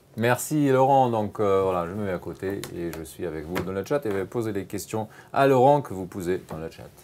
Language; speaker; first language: French; native; French